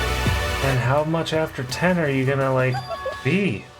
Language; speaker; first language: English; native; English